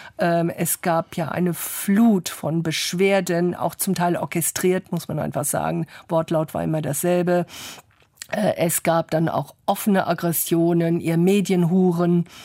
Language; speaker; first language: German; early bilingual, other home language; English